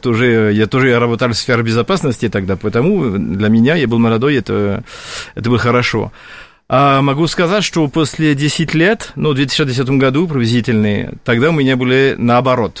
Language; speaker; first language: Russian; non-native, fluent; French